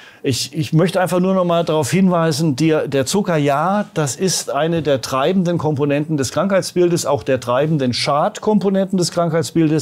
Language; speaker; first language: German; native; German